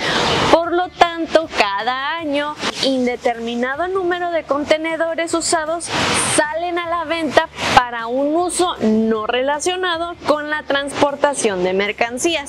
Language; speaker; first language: Spanish; native; Spanish